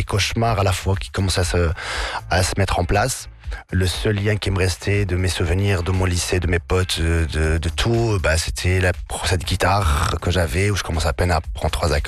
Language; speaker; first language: French; non-native, local second language; Arabic